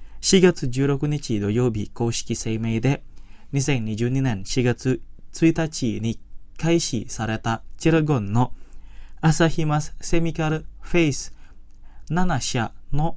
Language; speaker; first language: Japanese; non-native, fluent; Indonesian